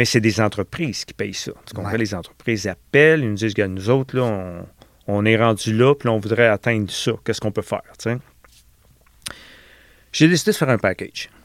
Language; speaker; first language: French; native; French